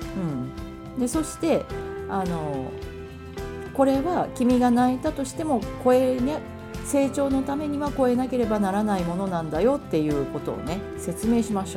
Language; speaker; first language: Japanese; native; Japanese